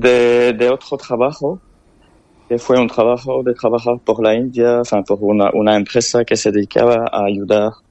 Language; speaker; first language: Spanish; non-native, learner; French